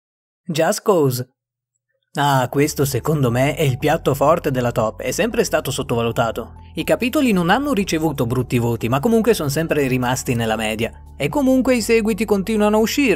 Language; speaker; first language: Italian; native; Italian